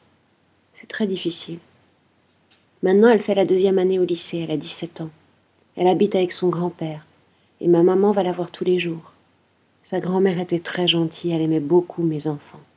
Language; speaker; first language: French; non-native, learner; Arabic